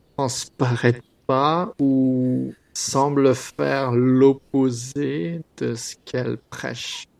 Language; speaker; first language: French; native; French